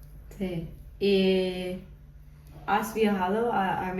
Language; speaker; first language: Spanish; non-native, fluent; English